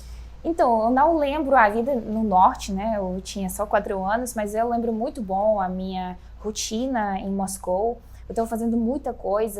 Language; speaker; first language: Portuguese; non-native, fluent; Russian